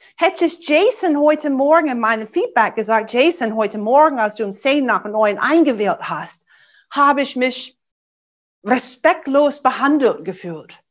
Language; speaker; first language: German; non-native, fluent; English